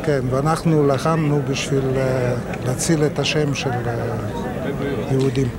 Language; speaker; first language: Hebrew; non-native, fluent; Polish